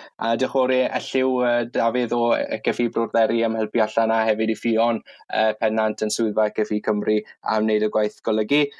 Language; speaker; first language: Welsh; native; Welsh